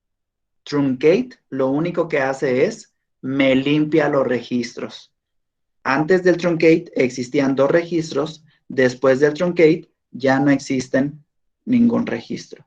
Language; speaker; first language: Spanish; native; Spanish